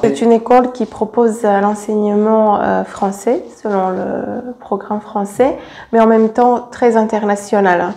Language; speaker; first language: French; non-native, fluent; Serbian